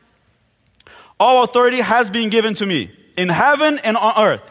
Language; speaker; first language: English; non-native, fluent; Portuguese